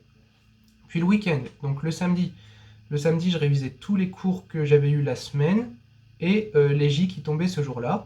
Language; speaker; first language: French; native; French